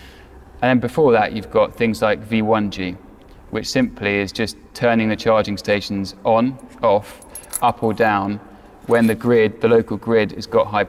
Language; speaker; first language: English; native; English